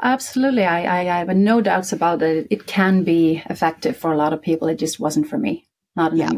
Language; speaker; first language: English; non-native, fluent; Icelandic